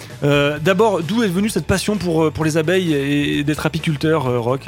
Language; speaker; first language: French; native; French